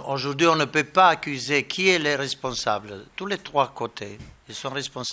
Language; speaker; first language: French; non-native, learner; Bosnian